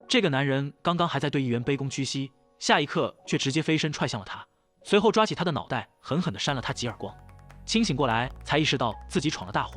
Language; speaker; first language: Chinese; native; Chinese